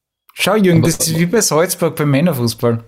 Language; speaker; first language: German; native; German